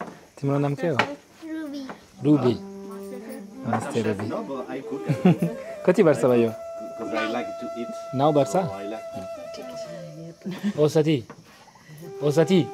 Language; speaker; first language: Nepali; non-native, learner; French